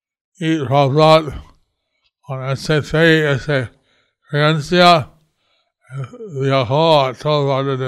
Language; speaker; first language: Spanish; non-native, learner; English